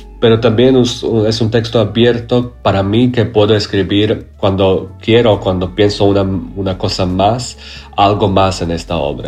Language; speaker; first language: Spanish; non-native, learner; Croatian